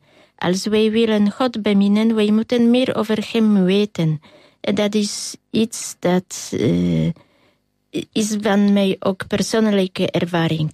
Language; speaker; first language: Dutch; non-native, learner; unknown